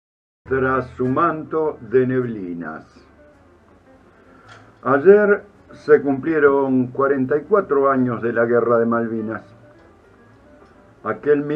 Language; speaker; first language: Spanish; native; Spanish